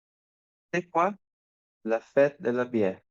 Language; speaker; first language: French; non-native, learner; Portuguese